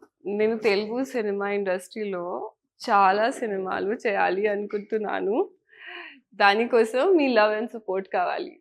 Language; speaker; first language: Telugu; non-native, learner; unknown